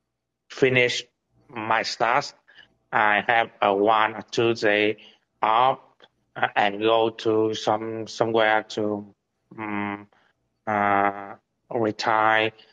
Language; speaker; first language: English; non-native, learner; Vietnamese